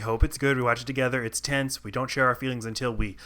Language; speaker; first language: English; native; English